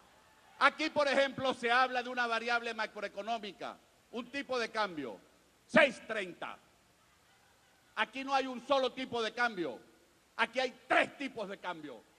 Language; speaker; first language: Spanish; native; Spanish